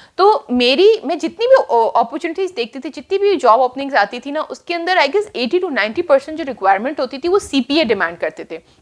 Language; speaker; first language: Urdu; native; Urdu